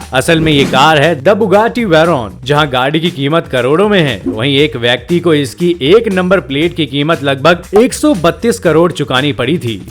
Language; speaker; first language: Hindi; native; Hindi